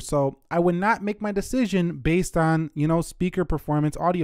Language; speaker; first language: English; native; English